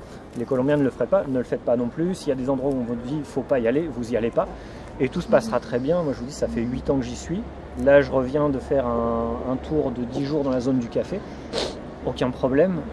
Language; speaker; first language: French; native; French